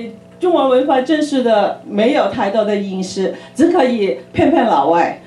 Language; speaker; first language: Chinese; early bilingual, other home language; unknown